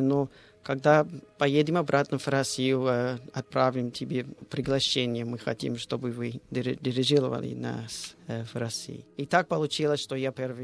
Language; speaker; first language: Russian; non-native, fluent; English